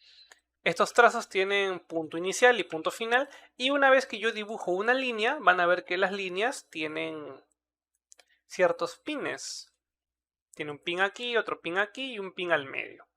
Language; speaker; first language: Spanish; native; Spanish